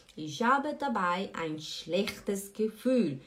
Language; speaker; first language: German; non-native, fluent; Portuguese